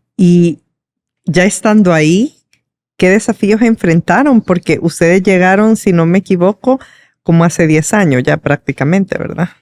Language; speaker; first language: Spanish; native; Spanish